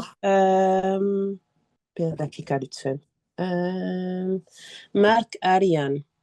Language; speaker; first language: Turkish; non-native, learner; French